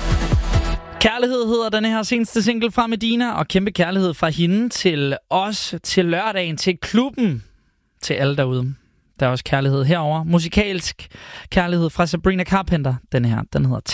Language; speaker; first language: Danish; native; Danish